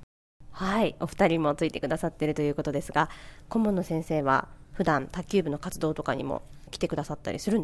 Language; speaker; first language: Japanese; native; Japanese